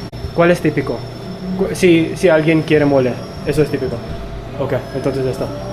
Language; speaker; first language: Spanish; non-native, learner; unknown